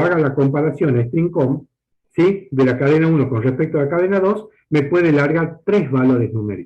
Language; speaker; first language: Spanish; native; Spanish